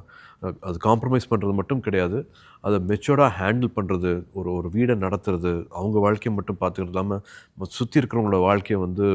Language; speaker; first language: Tamil; native; Tamil